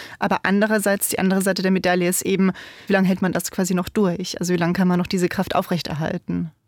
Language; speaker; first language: German; native; German